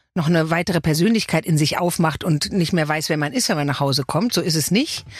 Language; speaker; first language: German; native; German